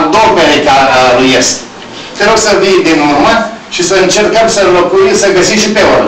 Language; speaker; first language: Romanian; native; Romanian